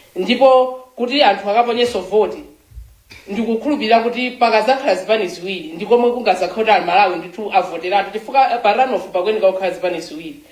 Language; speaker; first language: Nyanja; native; Nyanja